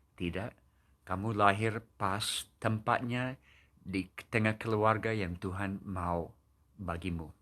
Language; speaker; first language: Indonesian; non-native, fluent; English